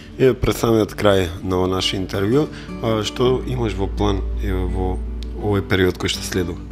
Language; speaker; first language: Macedonian; native; Macedonian